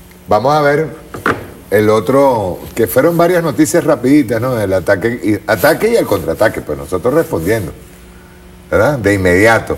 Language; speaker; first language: Spanish; native; Spanish